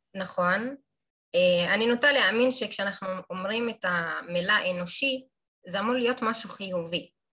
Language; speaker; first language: Hebrew; non-native, local second language; Arabic